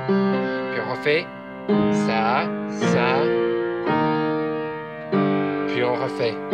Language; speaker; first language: French; native; French